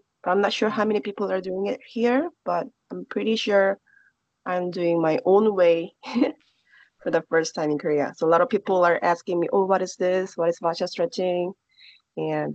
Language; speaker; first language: English; non-native, learner; Korean